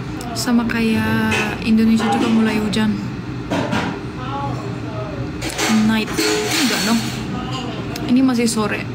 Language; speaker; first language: Indonesian; non-native, fluent; Turkish